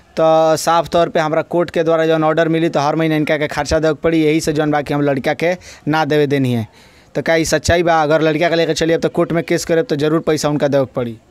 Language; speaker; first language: Hindi; native; Hindi